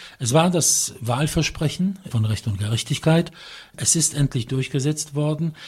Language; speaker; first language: German; non-native, fluent; Polish